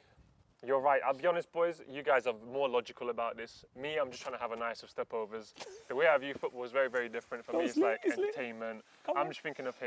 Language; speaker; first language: English; early bilingual, other home language; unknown